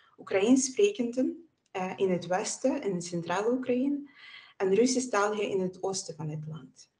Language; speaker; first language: Dutch; non-native, fluent; Ukrainian